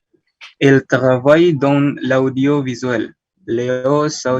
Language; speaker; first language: French; non-native, learner; Indonesian